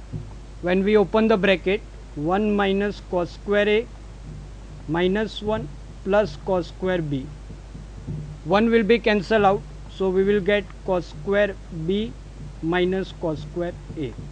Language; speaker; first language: English; non-native, local second language; Gujarati